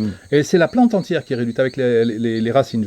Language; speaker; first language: French; native; French